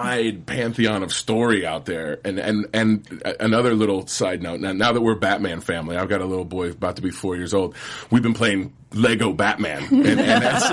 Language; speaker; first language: English; native; English